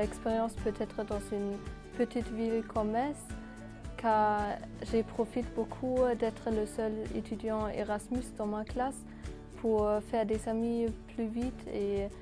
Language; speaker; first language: French; non-native, fluent; German